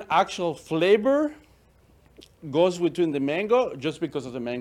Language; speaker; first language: English; native; English